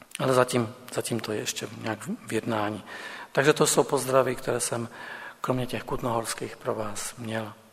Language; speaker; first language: Czech; native; Czech